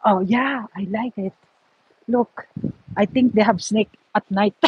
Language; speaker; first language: English; non-native, learner; Filipino